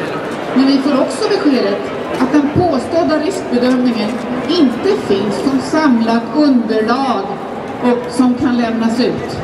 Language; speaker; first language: Swedish; native; Swedish